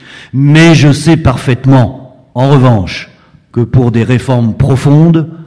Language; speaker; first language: French; native; French